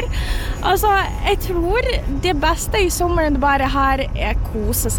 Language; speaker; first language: Norwegian; non-native, learner; Ukrainian